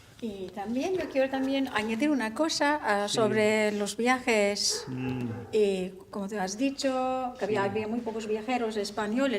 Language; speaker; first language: Spanish; non-native, fluent; Turkish